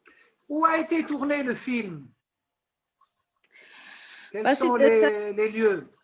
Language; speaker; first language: French; non-native, local second language; Arabic